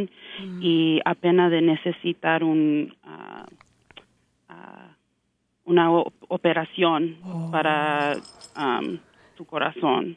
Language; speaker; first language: Spanish; early bilingual, heritage; English